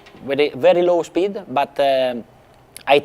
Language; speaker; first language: English; non-native, fluent; Italian